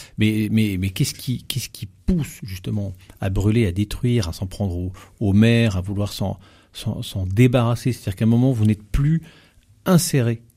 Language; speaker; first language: French; native; French